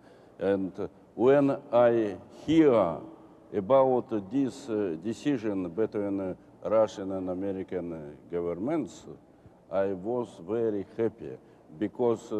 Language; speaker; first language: English; non-native, learner; Russian